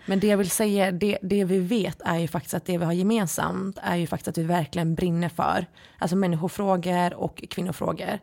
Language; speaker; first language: Swedish; early bilingual, other home language; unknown